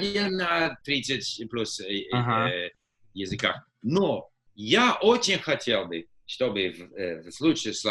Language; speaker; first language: Russian; non-native, fluent; English